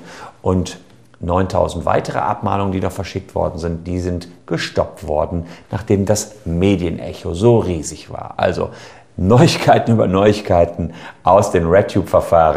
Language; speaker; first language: German; native; German